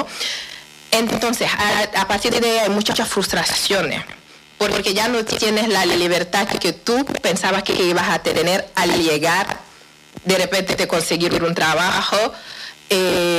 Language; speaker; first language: Spanish; non-native, fluent; Wolof